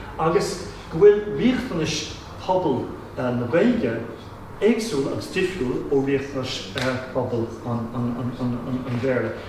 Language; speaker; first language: Irish; non-native, local second language; English